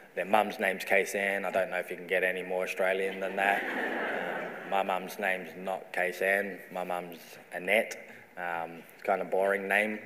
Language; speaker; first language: English; native; English